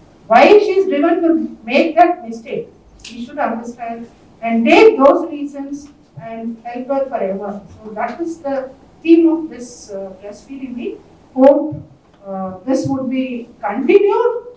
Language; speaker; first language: English; non-native, local second language; Tamil